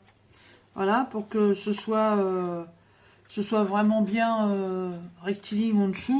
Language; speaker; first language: French; native; French